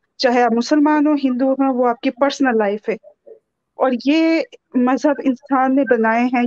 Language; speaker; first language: Urdu; native; Urdu